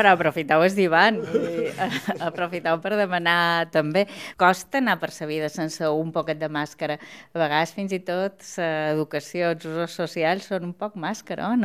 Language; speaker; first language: Catalan; native; Catalan